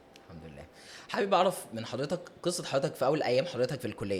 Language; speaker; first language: Arabic; native; Arabic